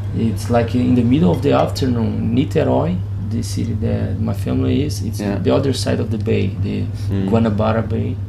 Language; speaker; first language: English; non-native, fluent; Portuguese